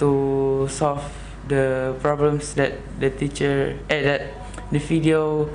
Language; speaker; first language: English; non-native, learner; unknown